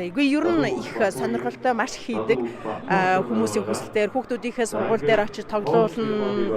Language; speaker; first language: Mongolian; native; Mongolian